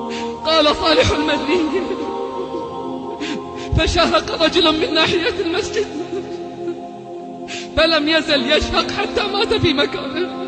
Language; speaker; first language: Arabic; native; Arabic